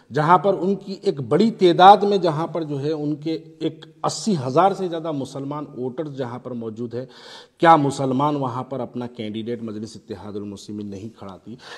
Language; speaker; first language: Hindi; non-native, local second language; Urdu